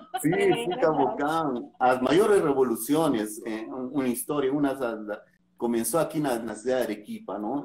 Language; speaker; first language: Portuguese; non-native, learner; Spanish